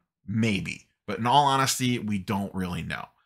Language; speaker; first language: English; native; English